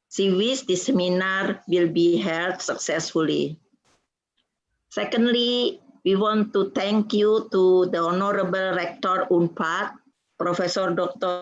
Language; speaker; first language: English; non-native, fluent; Indonesian